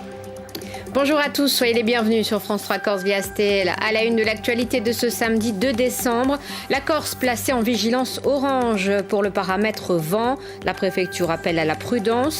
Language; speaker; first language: French; native; French